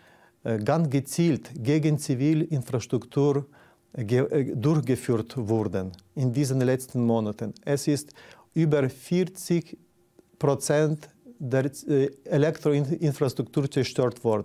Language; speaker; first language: German; non-native, fluent; Ukrainian